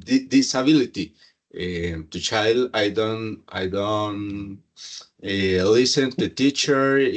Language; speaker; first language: English; non-native, learner; Spanish